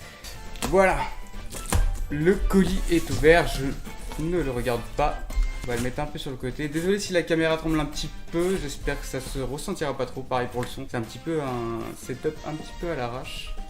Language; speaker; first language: French; native; French